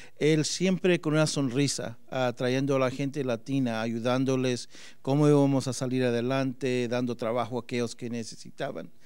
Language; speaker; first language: Spanish; early bilingual, heritage; Spanish